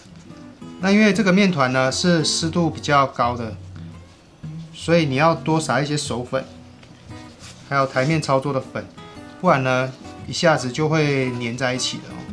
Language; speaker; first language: Chinese; native; Chinese